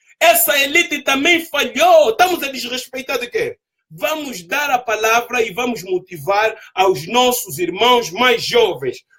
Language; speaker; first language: Portuguese; native; Portuguese